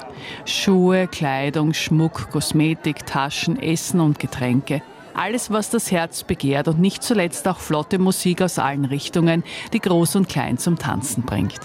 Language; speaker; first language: German; native; German